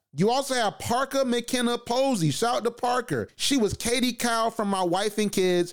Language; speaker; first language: English; native; English